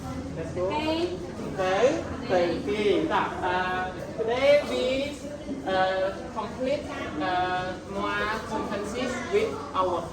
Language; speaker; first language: English; non-native, learner; Khmer